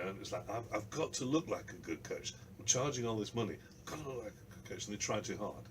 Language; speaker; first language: English; native; English